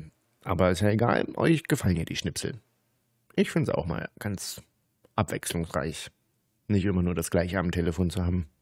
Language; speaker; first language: German; native; German